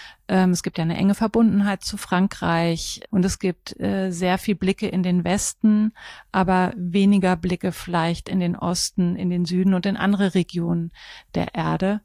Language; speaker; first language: German; native; German